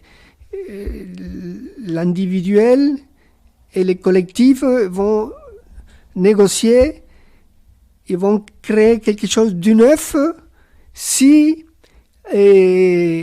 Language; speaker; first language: French; non-native, fluent; Spanish